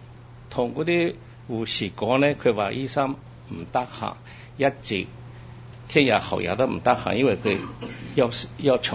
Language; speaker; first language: Cantonese; early bilingual, heritage; Cantonese